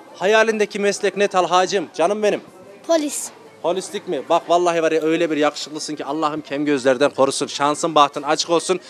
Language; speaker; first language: Turkish; native; Turkish